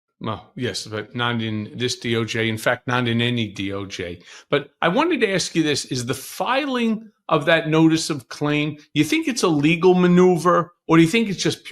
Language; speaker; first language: English; native; English